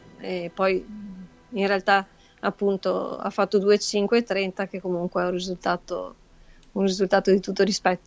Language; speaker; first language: Italian; native; Italian